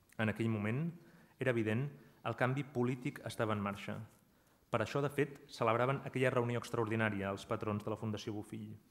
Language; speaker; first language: Catalan; native; Catalan